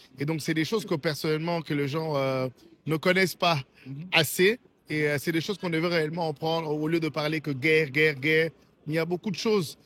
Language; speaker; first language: French; non-native, local second language; Lingala